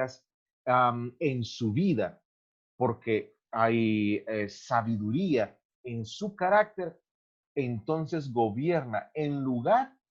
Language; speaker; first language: Spanish; native; Spanish